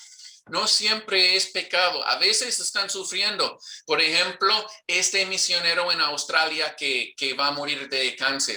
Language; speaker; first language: Spanish; non-native, fluent; English